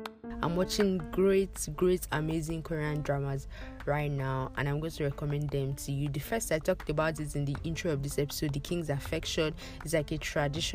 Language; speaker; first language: English; non-native, local second language; Yoruba